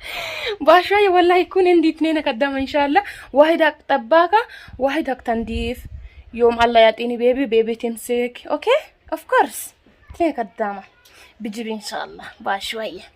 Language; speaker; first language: Arabic; non-native, learner; Amharic